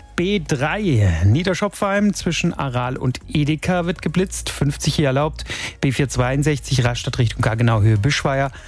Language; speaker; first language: German; native; German